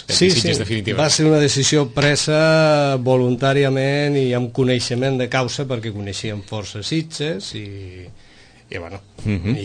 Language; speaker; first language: Catalan; non-native, local second language; Spanish